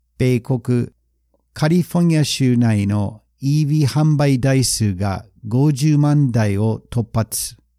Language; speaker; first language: Japanese; non-native, fluent; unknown